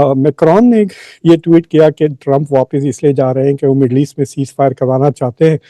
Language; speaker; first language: Urdu; native; Urdu